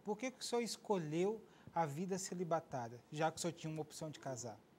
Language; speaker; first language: Portuguese; native; Portuguese